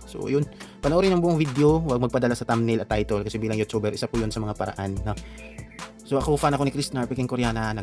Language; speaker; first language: Filipino; non-native, local second language; Cebuano